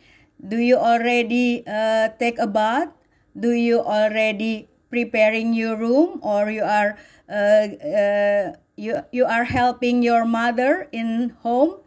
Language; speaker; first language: English; non-native, learner; Indonesian